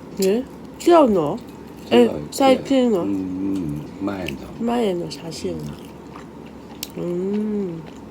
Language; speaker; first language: Japanese; non-native, learner; Thai